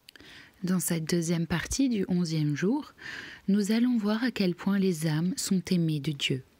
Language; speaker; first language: French; native; French